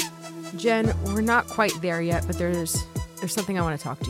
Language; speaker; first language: English; native; English